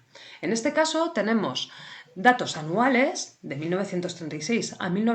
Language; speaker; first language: Spanish; native; Spanish